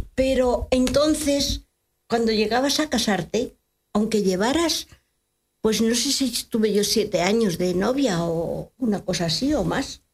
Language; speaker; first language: Spanish; native; Spanish